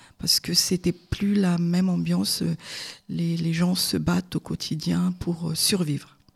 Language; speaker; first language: French; non-native, local second language; Malagasy